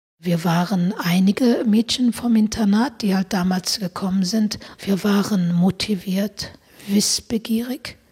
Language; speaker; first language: German; non-native, fluent; Turkish